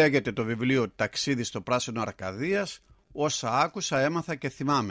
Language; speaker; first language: Greek; native; Greek